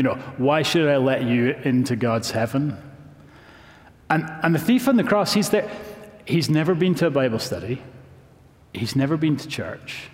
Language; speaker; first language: English; native; English